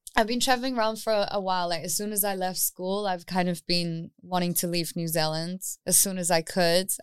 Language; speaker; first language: English; native; English